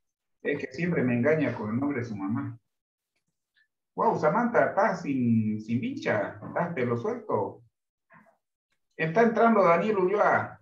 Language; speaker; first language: Spanish; native; Spanish